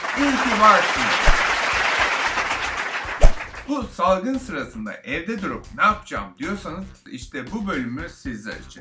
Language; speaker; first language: Turkish; native; Turkish